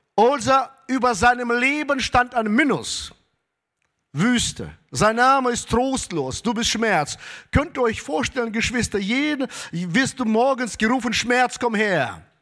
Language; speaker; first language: German; early bilingual, heritage; German